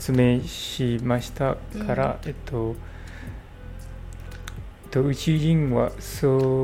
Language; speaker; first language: Japanese; non-native, learner; English